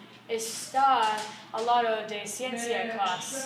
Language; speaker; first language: Spanish; non-native, learner; English